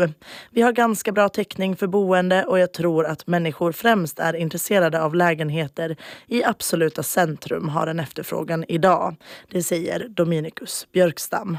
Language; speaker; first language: Swedish; native; Swedish